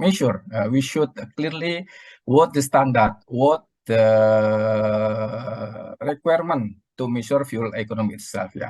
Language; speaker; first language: English; non-native, learner; Indonesian